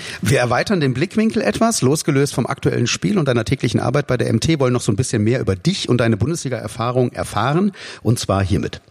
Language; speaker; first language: German; native; German